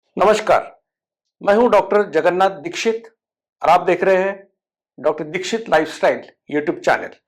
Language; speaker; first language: Hindi; non-native, local second language; Marathi